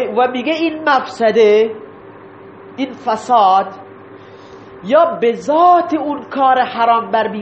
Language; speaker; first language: Persian; non-native, local second language; Baluchi